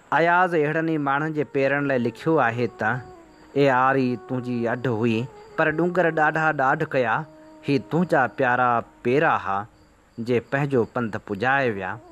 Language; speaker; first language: Sindhi; native; Sindhi